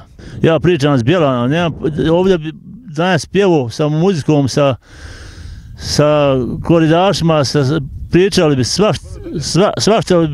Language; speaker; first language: Serbian; native; Serbian